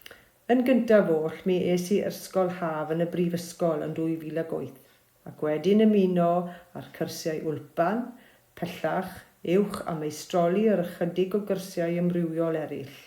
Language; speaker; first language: Welsh; non-native, fluent; German